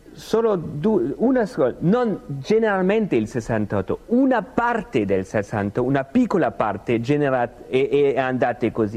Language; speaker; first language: Italian; non-native, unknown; French